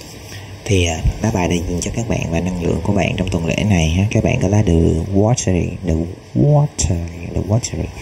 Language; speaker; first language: Vietnamese; native; Vietnamese